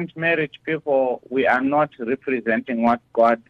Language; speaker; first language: English; non-native, local second language; Shona